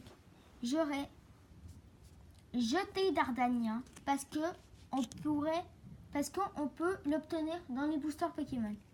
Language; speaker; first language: French; native; French